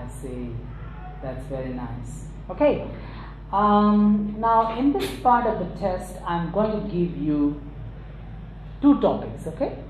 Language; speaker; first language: English; non-native, local second language; Nepali